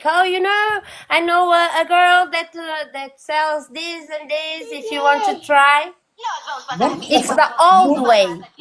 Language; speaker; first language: English; non-native, learner; Portuguese